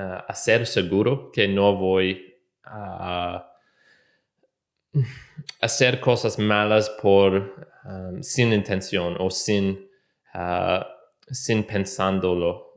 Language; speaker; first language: Spanish; non-native, learner; English